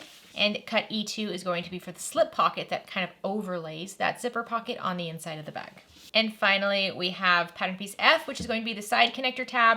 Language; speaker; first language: English; native; English